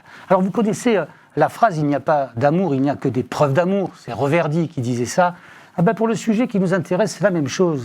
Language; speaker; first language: French; native; French